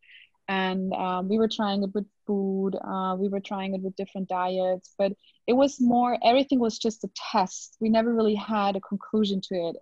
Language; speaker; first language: English; non-native, fluent; German